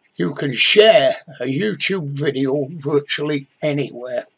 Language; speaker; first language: English; native; English